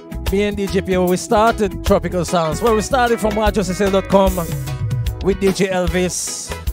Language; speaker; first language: English; non-native, local second language; Seselwa Creole French